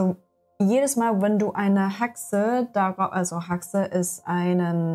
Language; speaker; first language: German; non-native, learner; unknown